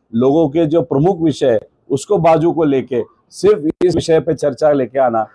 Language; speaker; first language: Hindi; non-native, local second language; Marathi